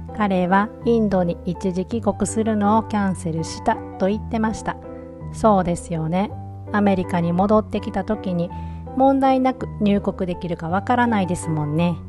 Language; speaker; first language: Japanese; native; Japanese